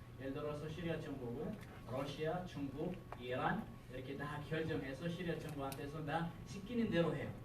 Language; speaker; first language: Korean; non-native, fluent; Arabic